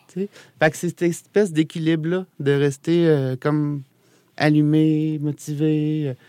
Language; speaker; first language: French; native; French